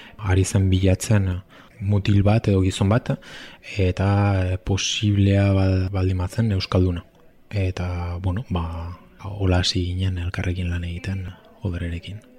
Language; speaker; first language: Basque; non-native, local second language; Spanish